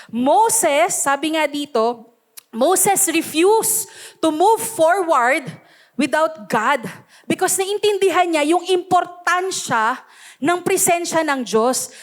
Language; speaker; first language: Filipino; native; Filipino